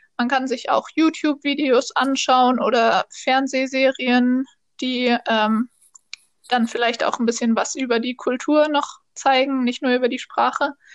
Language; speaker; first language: German; native; German